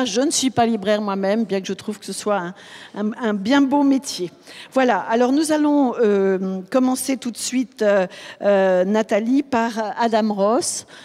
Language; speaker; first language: French; native; French